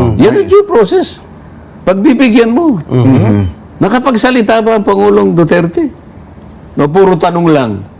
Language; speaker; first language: Filipino; non-native, local second language; Pampanga